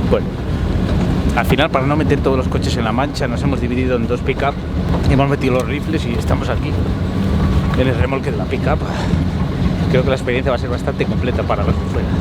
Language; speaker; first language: Spanish; native; Spanish